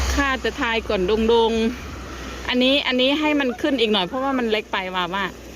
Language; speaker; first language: Thai; native; Thai